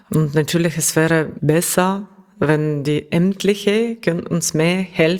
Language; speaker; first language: German; non-native, learner; Russian